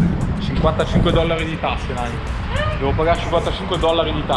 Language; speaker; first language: Italian; native; Italian